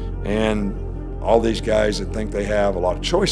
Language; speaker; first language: English; native; English